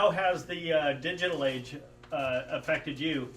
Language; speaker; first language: English; native; English